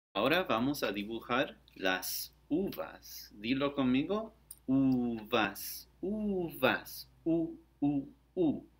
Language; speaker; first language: Spanish; non-native, fluent; English